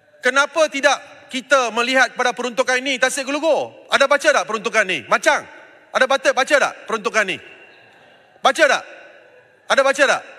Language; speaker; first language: Malay; non-native, local second language; Tamil